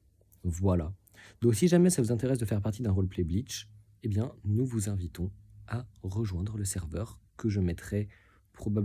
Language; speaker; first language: French; native; French